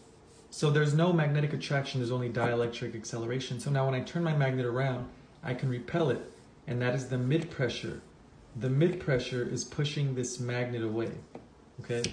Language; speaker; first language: English; native; English